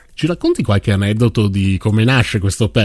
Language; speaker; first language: Italian; native; Italian